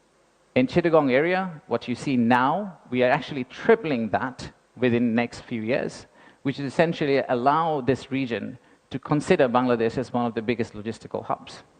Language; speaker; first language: English; non-native, local second language; Bangla